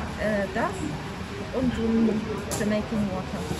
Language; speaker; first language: German; native; German